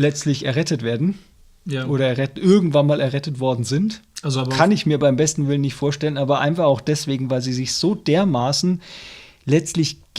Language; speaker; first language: German; native; German